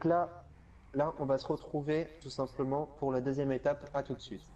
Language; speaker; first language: French; native; French